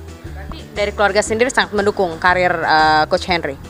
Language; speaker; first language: Indonesian; native; Indonesian